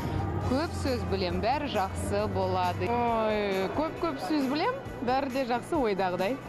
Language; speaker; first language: Kazakh; non-native, local second language; Russian